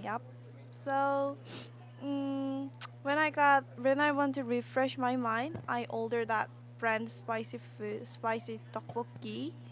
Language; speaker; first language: English; non-native, learner; Korean